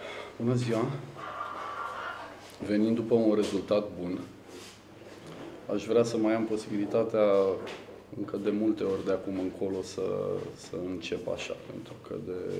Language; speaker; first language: Romanian; native; Romanian